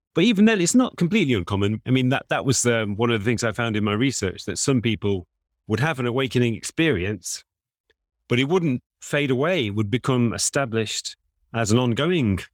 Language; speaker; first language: English; native; English